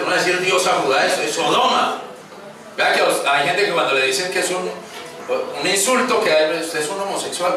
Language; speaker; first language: Spanish; native; Spanish